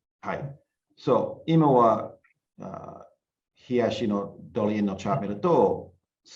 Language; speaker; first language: Japanese; non-native, learner; English